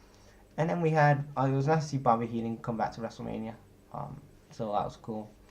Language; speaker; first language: English; native; English